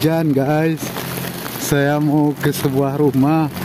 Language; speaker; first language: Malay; non-native, local second language; Sundanese